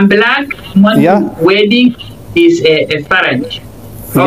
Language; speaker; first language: English; non-native, learner; Oromo